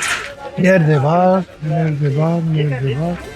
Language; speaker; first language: Turkish; non-native, learner; Japanese